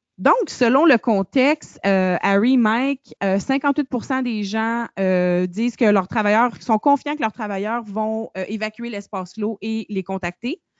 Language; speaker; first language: French; native; French